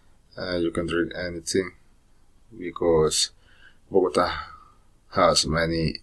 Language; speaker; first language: English; non-native, learner; Spanish